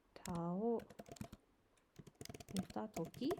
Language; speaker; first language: Japanese; non-native, learner; English